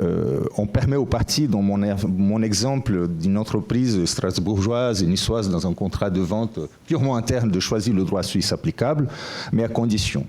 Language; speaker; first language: French; non-native, fluent; Portuguese